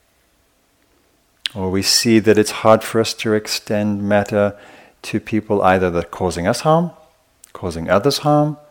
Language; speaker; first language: English; native; English